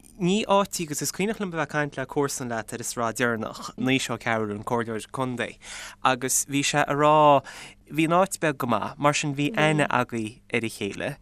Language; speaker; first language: Irish; native; Irish